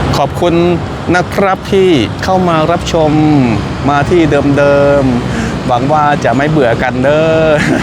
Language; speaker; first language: Thai; native; Thai